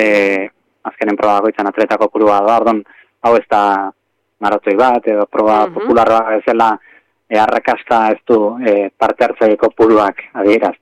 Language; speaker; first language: Basque; native; Basque